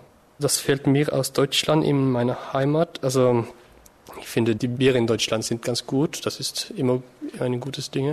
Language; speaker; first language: German; non-native, fluent; Norwegian